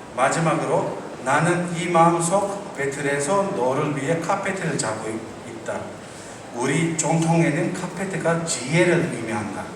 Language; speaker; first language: Korean; non-native, fluent; Turkish